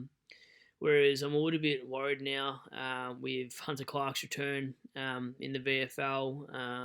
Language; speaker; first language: English; native; English